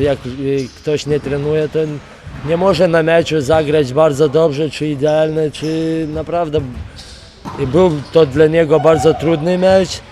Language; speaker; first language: Polish; non-native, fluent; Lithuanian